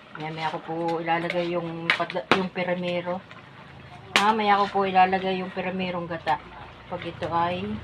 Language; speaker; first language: Filipino; native; Filipino